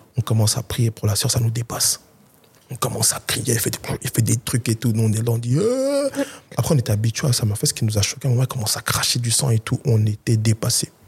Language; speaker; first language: French; early bilingual, other home language; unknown